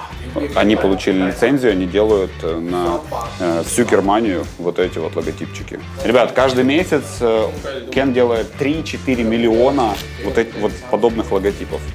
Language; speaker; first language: Russian; native; Russian